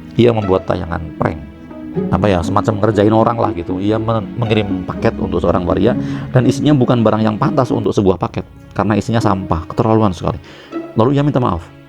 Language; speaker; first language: Indonesian; native; Indonesian